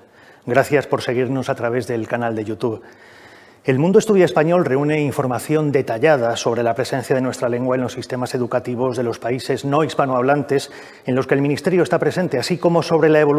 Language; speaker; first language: Spanish; native; Spanish